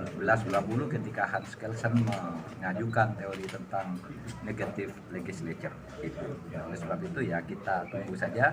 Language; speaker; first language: Indonesian; non-native, local second language; Madurese